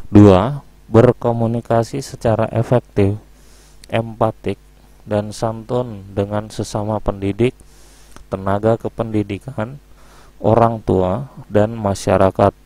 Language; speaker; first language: Indonesian; native; Indonesian